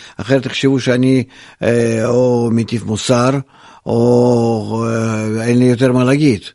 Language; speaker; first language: Hebrew; non-native, fluent; Russian